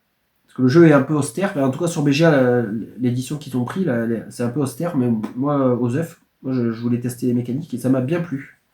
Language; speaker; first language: French; native; French